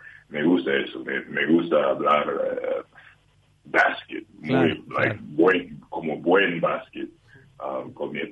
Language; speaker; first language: Spanish; non-native, learner; English